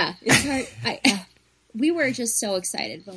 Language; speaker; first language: English; native; English